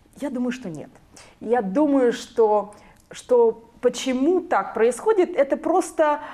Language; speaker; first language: Russian; non-native, local second language; Belarusian